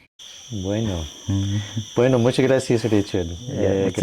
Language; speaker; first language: Spanish; non-native, fluent; English